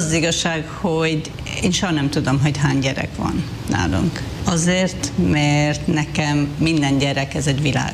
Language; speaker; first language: Hungarian; non-native, fluent; Hebrew